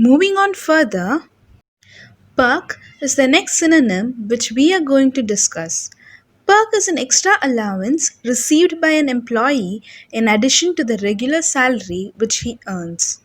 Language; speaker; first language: English; non-native, local second language; Tamil